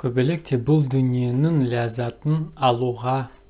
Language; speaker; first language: Kazakh; non-native, learner; Russian